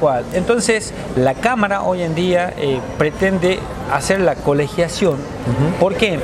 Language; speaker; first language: Spanish; native; Spanish